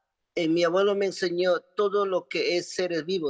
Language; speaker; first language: Spanish; non-native, local second language; Quechua